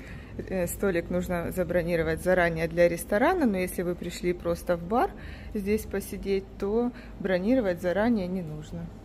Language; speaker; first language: Russian; native; Russian